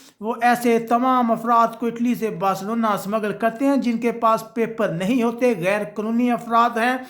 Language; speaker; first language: Urdu; non-native, local second language; Punjabi